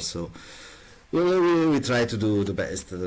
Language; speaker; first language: English; non-native, learner; Italian